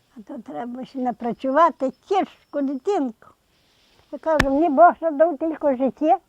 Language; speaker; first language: Ukrainian; native; Ukrainian